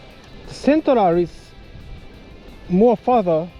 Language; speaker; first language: English; non-native, learner; Japanese